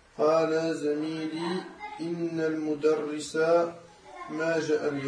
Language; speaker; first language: Arabic; non-native, learner; French